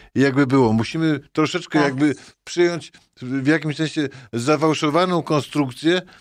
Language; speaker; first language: Polish; native; Polish